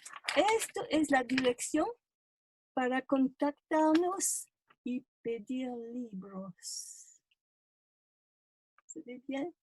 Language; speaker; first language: Spanish; non-native, fluent; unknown